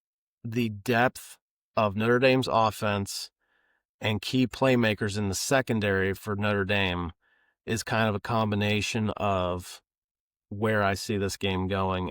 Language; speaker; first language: English; native; English